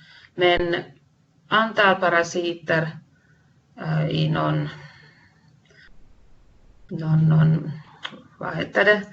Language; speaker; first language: Swedish; non-native, fluent; Finnish